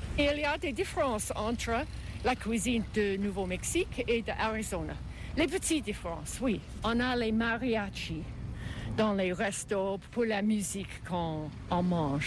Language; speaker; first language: French; non-native, learner; English